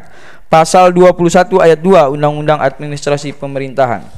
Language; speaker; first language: Indonesian; native; Indonesian